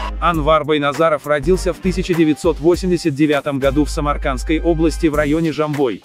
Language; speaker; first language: Russian; non-native, local second language; Uzbek